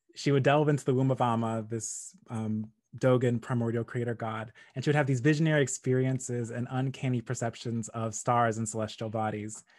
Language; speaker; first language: English; native; English